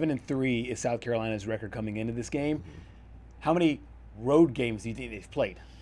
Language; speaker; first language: English; native; English